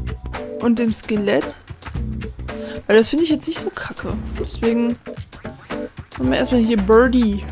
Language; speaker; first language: German; native; German